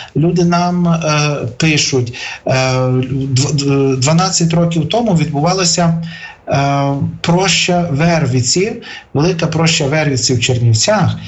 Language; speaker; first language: Ukrainian; native; Ukrainian